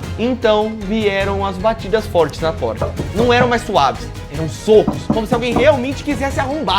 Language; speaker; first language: Portuguese; native; Portuguese